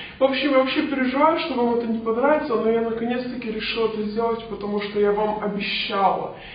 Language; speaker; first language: Russian; native; Russian